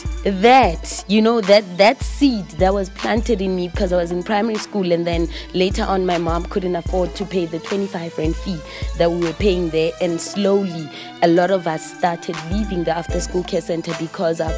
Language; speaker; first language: English; non-native, local second language; Zulu